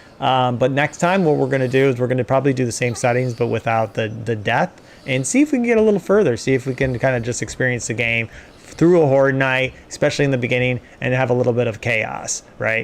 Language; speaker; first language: English; native; English